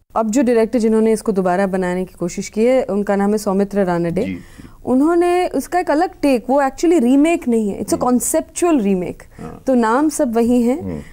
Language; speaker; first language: Hindi; native; Hindi